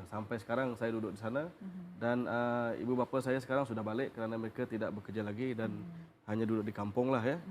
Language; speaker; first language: Malay; non-native, local second language; Iban